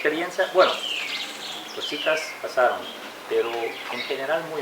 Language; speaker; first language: Spanish; non-native, fluent; French